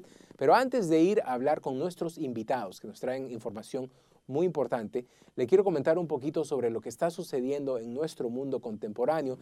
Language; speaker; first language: Spanish; native; Spanish